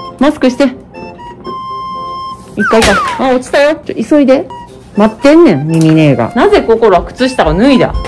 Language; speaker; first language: Japanese; native; Japanese